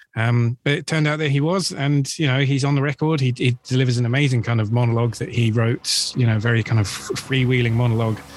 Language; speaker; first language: English; native; English